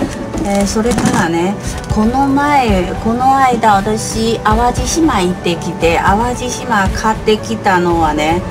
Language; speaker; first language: Japanese; non-native, learner; Chinese